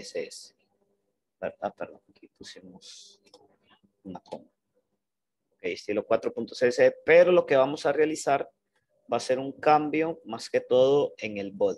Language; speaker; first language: Spanish; native; Spanish